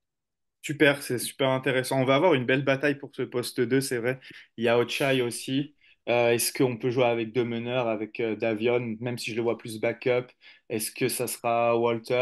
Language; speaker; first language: French; native; French